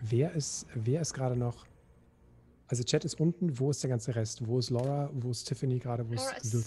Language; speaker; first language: German; native; German